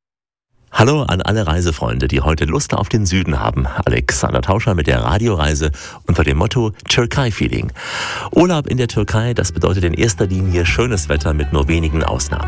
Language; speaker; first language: German; native; German